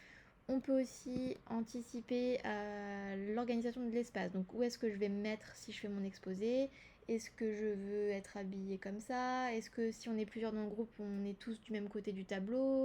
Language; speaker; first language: French; native; French